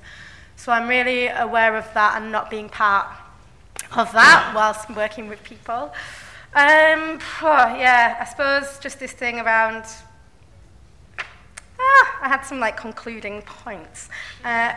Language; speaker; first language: English; native; English